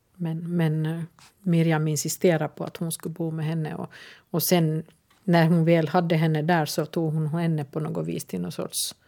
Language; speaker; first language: Swedish; native; Swedish